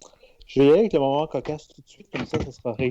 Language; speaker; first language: French; native; French